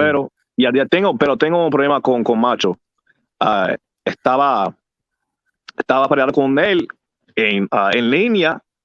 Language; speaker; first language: Spanish; early bilingual, heritage; English